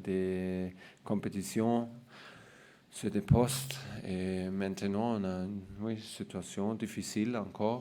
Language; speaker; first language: French; non-native, learner; German